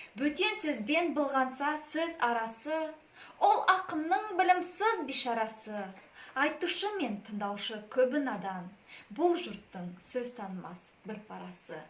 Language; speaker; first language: Kazakh; non-native, local second language; Russian